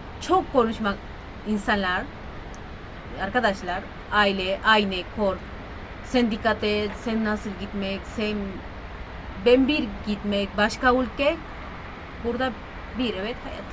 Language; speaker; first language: Turkish; non-native, learner; Spanish